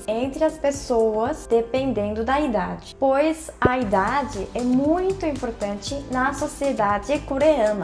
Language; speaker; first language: Portuguese; non-native, fluent; Korean